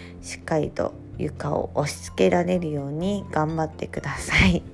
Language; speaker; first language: Japanese; native; Japanese